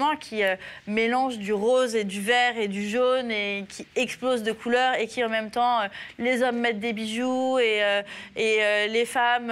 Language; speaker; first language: French; native; French